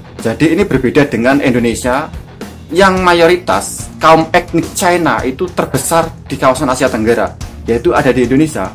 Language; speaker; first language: Indonesian; native; Indonesian